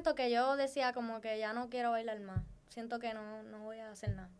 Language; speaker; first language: Spanish; native; Spanish